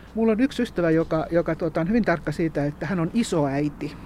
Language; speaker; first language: Finnish; native; Finnish